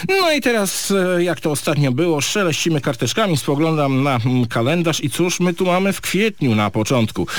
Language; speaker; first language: Polish; native; Polish